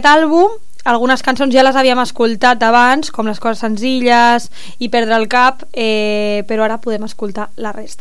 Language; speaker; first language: Catalan; native; Catalan